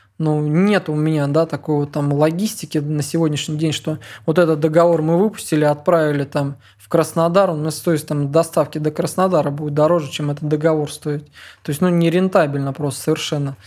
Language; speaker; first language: Russian; native; Russian